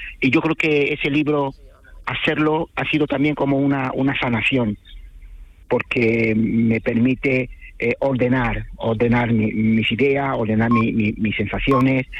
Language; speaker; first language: Spanish; non-native, fluent; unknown